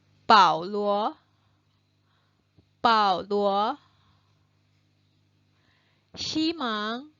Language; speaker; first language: Chinese; non-native, fluent; Indonesian